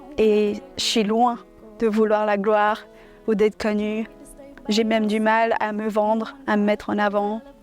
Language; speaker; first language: French; early bilingual, other home language; English